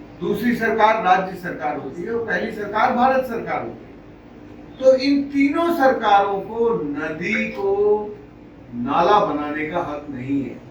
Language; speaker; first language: Hindi; native; Hindi